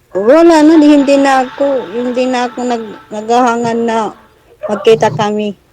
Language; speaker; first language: Filipino; non-native, local second language; Waray